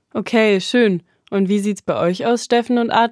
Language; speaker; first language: German; native; German